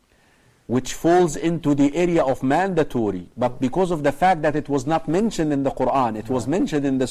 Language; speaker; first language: English; non-native, fluent; Arabic